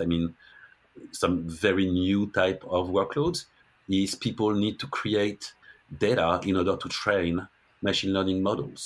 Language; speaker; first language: English; non-native, fluent; French